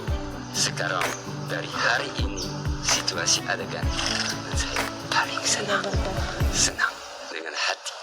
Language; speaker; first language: Indonesian; non-native, learner; French